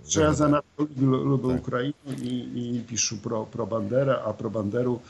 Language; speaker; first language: Polish; non-native, learner; Ukrainian